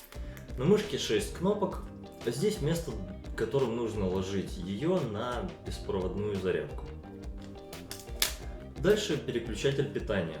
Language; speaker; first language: Russian; non-native, local second language; Ukrainian